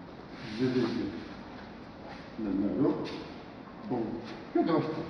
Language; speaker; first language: Japanese; native; Japanese